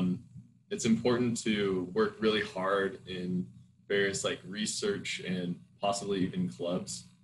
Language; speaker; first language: English; native; English